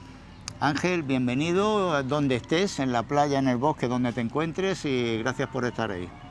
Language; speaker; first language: Spanish; native; Spanish